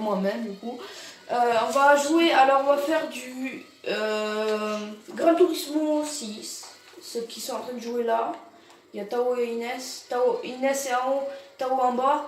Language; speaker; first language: French; native; French